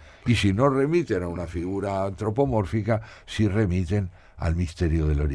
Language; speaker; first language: Spanish; native; Spanish